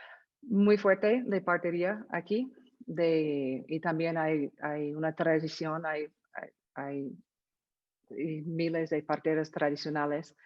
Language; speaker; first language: Spanish; non-native, fluent; English